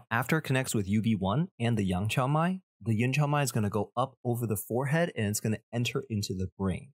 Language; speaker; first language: English; early bilingual, other home language; Chinese